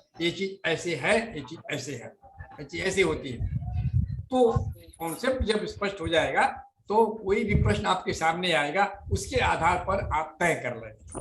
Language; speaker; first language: Hindi; native; Hindi